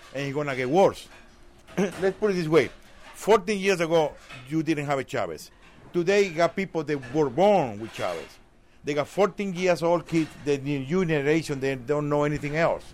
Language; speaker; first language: English; non-native, fluent; Spanish